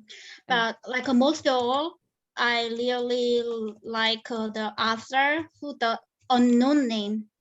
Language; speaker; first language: English; non-native, fluent; Korean